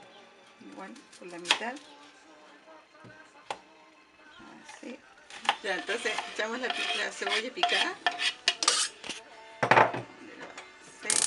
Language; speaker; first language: Spanish; native; Spanish